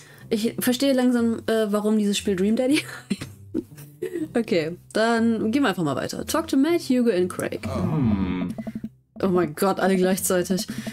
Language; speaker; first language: German; native; German